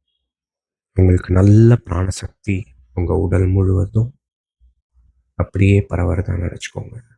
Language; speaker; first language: Tamil; native; Tamil